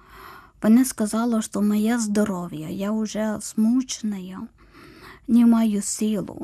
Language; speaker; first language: Ukrainian; non-native, learner; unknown